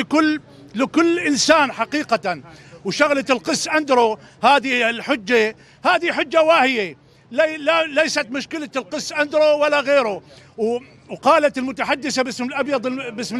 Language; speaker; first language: Arabic; native; Arabic